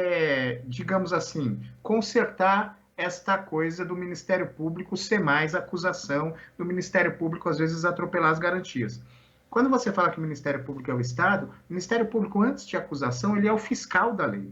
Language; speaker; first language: Portuguese; native; Portuguese